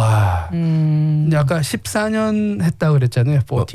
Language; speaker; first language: Korean; native; Korean